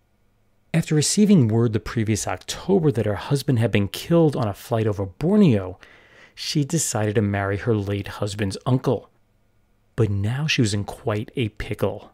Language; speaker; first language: English; native; English